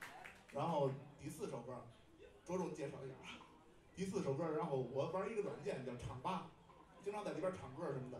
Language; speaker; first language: Chinese; native; Chinese